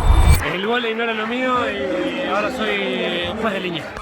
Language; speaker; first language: Spanish; native; Spanish